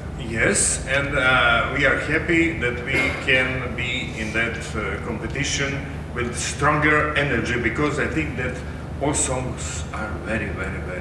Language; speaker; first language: English; non-native, learner; Serbian